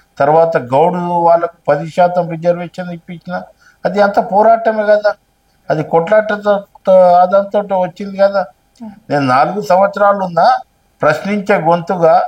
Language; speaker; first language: Telugu; non-native, local second language; Lambadi